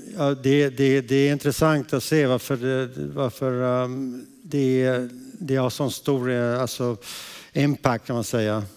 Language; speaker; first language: Swedish; early bilingual, heritage; Swedish